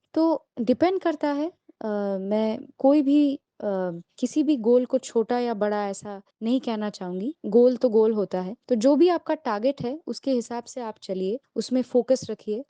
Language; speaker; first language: Hindi; non-native, local second language; Bangla